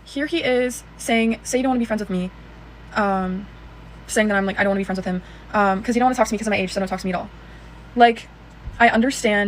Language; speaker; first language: English; native; English